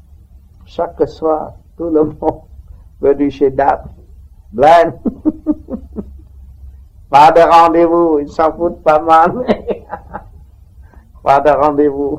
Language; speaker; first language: French; non-native, learner; Vietnamese